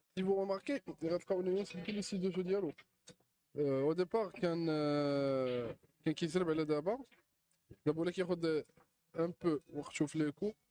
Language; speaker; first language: French; non-native, local second language; Arabic